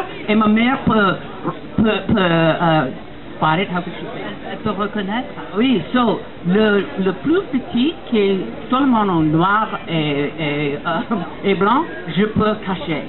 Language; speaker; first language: French; non-native, learner; English